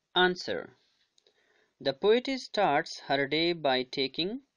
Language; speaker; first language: English; non-native, local second language; Urdu